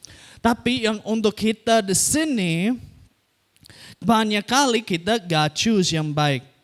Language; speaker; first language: Indonesian; non-native, fluent; English